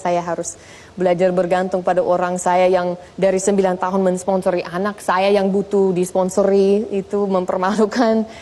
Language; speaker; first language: Indonesian; non-native, fluent; English